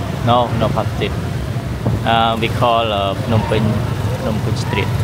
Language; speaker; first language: English; non-native, learner; Khmer